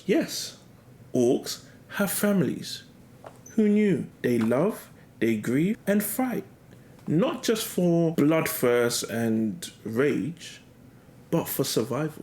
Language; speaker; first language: English; native; English